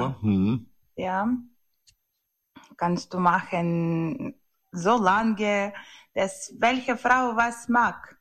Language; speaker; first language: German; non-native, learner; Ukrainian